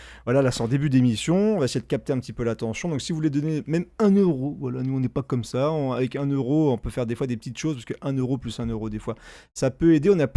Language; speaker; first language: French; native; French